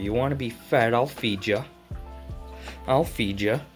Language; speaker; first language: English; native; English